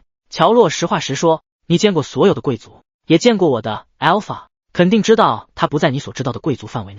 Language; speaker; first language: Chinese; native; Chinese